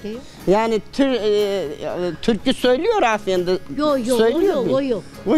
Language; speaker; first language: Turkish; non-native, local second language; Zaza